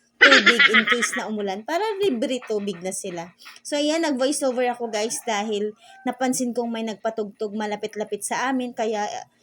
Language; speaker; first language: Filipino; non-native, local second language; Cebuano